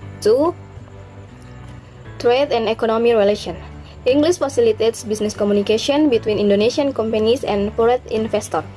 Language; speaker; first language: English; non-native, learner; Indonesian